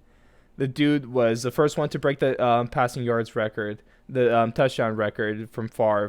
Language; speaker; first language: English; native; English